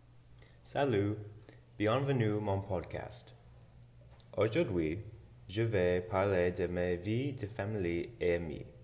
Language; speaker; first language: French; non-native, learner; English